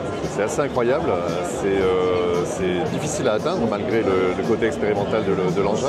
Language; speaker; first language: French; native; French